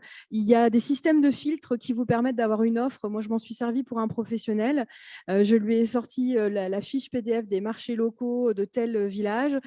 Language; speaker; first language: French; native; French